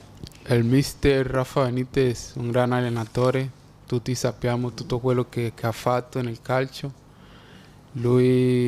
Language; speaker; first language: Italian; non-native, fluent; Spanish